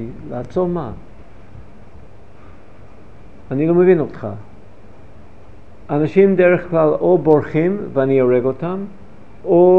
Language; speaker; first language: Hebrew; non-native, fluent; English